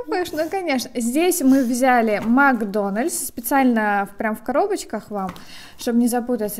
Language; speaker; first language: Russian; native; Russian